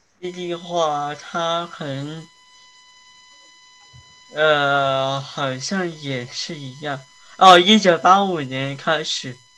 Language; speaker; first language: Chinese; early bilingual, heritage; Chinese